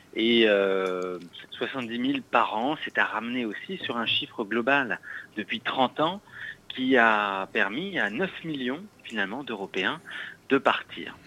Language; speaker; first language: French; native; French